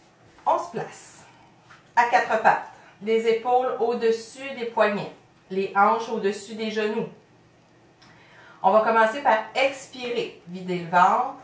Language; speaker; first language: French; native; French